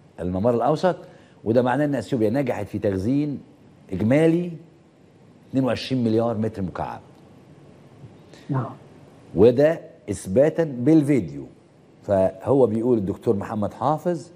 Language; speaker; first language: Arabic; native; Arabic